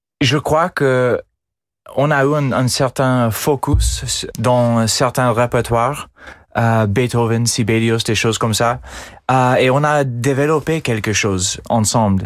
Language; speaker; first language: French; non-native, fluent; English